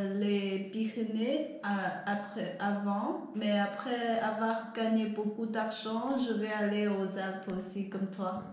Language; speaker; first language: French; non-native, learner; Chinese